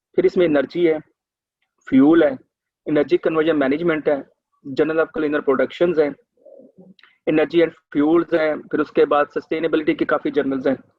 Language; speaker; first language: Urdu; non-native, local second language; Punjabi